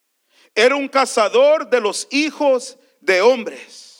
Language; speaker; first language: Spanish; early bilingual, heritage; Spanish